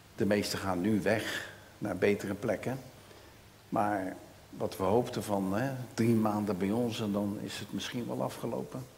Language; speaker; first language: Dutch; native; Dutch